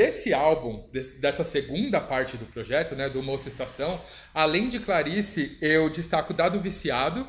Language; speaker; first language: Portuguese; native; Portuguese